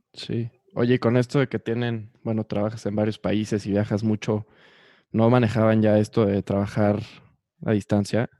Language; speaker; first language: Spanish; native; Spanish